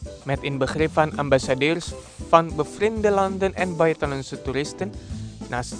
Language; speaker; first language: Dutch; non-native, fluent; Indonesian